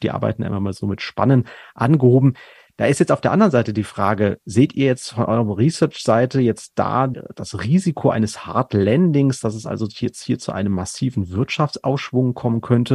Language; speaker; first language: German; native; German